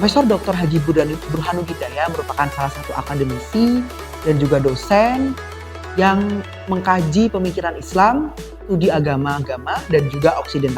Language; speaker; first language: Indonesian; native; Indonesian